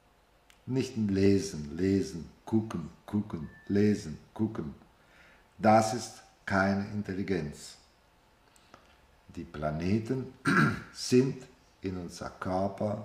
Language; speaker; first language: German; non-native, fluent; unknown